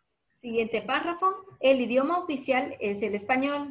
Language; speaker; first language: Spanish; native; Spanish